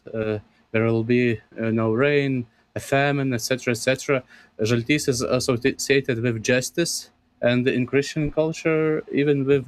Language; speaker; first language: English; non-native, fluent; Lithuanian